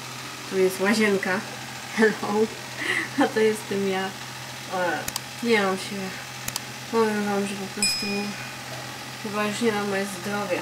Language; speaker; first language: Polish; native; Polish